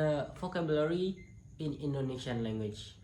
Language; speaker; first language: English; non-native, local second language; Indonesian